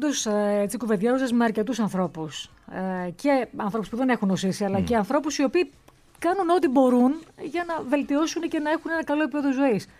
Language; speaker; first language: Greek; native; Greek